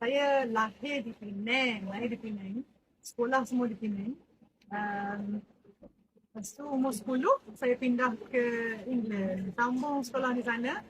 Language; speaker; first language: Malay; early bilingual, other home language; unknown